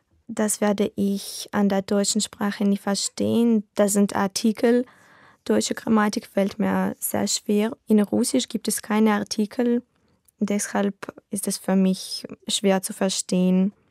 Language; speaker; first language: German; non-native, learner; Russian